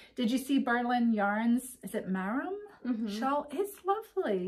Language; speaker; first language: English; native; English